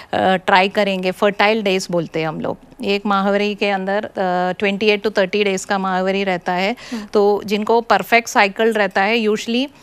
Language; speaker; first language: Hindi; non-native, local second language; Malayalam